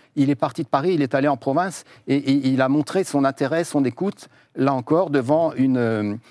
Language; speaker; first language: French; native; French